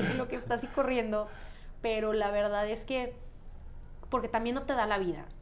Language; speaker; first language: Spanish; native; Spanish